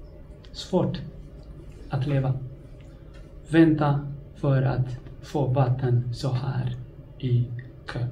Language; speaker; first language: Swedish; non-native, fluent; Tigrinya